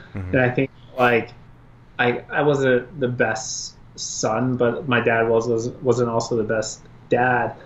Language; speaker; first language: English; early bilingual, other home language; Albanian